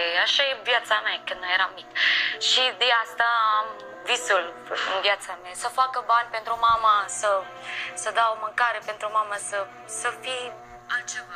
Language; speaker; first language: Romanian; non-native, learner; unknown